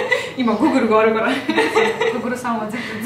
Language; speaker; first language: Japanese; non-native, fluent; Russian